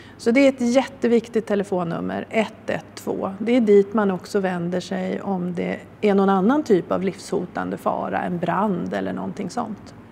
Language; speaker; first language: Swedish; native; Swedish